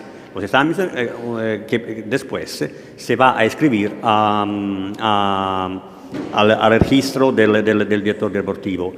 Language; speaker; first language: Spanish; non-native, learner; Italian